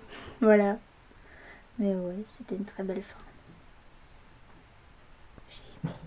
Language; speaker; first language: French; native; French